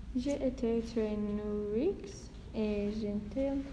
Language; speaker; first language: French; non-native, learner; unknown